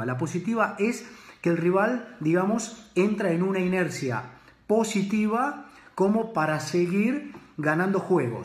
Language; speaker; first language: Spanish; native; Spanish